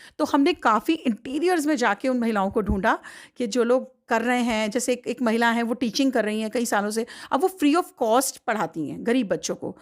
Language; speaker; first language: Hindi; native; Hindi